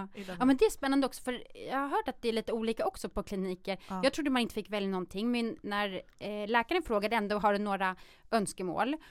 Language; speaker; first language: Swedish; native; Swedish